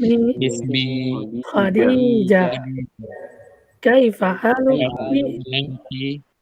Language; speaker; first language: Arabic; non-native, learner; Indonesian